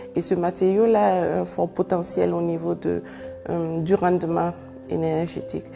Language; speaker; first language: French; non-native, local second language; Mossi